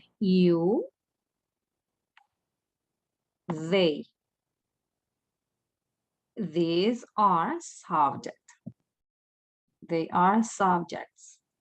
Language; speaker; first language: English; non-native, fluent; Spanish